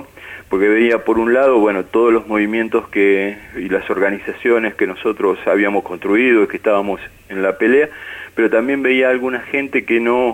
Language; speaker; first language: Spanish; native; Spanish